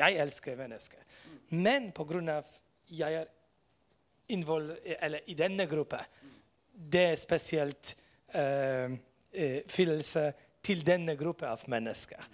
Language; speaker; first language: Norwegian; non-native, learner; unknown